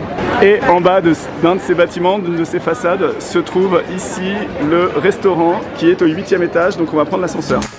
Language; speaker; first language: French; native; French